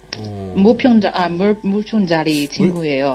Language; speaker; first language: Korean; non-native, learner; Chinese